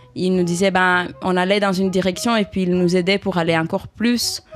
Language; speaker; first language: French; early bilingual, other home language; Greek